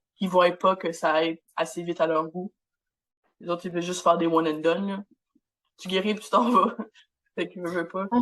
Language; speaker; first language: French; non-native, local second language; English